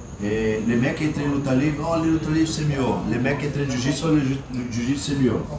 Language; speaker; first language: French; non-native, learner; Portuguese